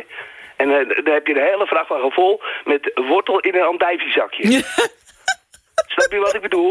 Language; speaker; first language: Dutch; native; Dutch